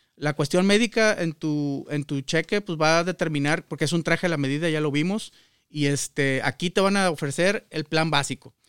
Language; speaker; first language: Spanish; native; Spanish